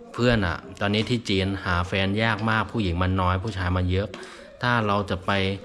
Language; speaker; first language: Thai; non-native, fluent; Chinese